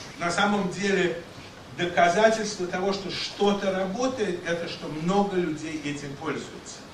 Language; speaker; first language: Russian; native; Russian